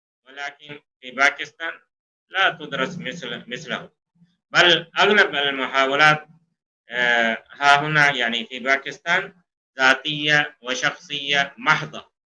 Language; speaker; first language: Arabic; non-native, fluent; Urdu